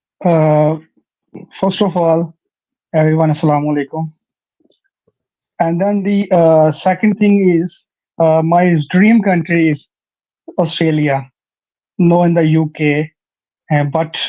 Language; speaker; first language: English; non-native, learner; Urdu